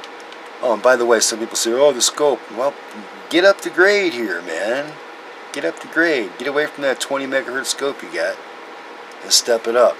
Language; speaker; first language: English; native; English